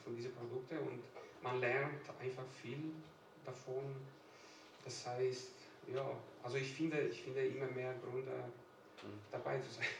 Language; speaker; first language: German; non-native, fluent; Italian